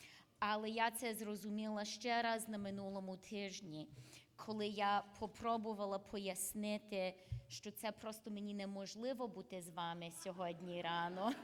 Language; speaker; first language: Ukrainian; early bilingual, heritage; English